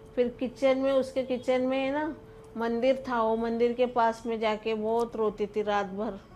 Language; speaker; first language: Hindi; non-native, local second language; Marathi